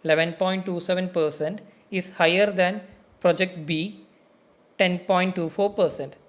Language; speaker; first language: English; non-native, local second language; Malayalam